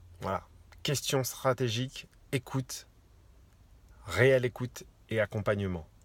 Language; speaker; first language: French; native; French